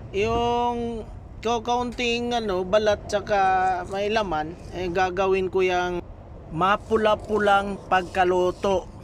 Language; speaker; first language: Filipino; non-native, local second language; Cebuano